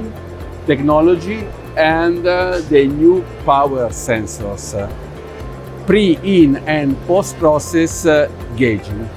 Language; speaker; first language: English; non-native, fluent; Italian